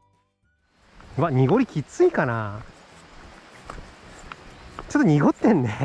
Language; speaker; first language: Japanese; native; Japanese